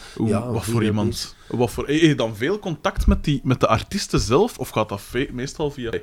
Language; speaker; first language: Dutch; native; Dutch